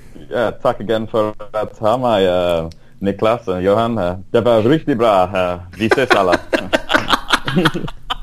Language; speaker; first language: Swedish; non-native, learner; English